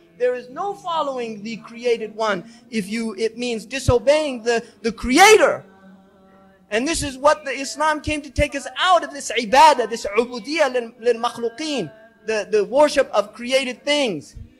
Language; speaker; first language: English; native; English